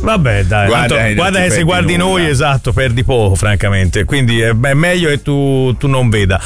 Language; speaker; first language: Italian; native; Italian